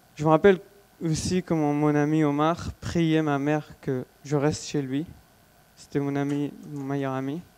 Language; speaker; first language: French; non-native, fluent; Arabic